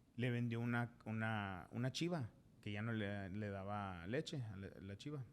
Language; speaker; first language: Spanish; early bilingual, other home language; English